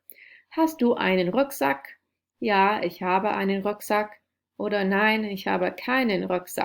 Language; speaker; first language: German; non-native, fluent; English